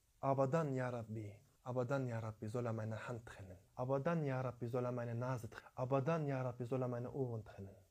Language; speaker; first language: German; early bilingual, other home language; Turkish